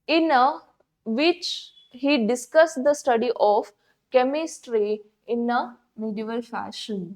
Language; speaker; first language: English; non-native, local second language; Kannada